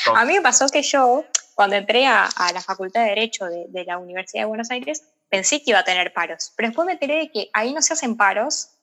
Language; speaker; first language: Spanish; native; Spanish